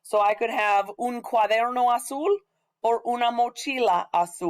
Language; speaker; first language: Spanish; non-native, fluent; English